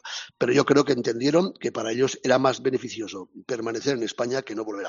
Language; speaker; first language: Spanish; native; Spanish